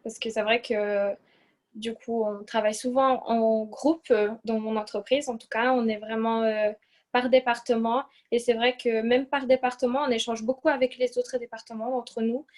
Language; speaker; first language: French; early bilingual, other home language; Portuguese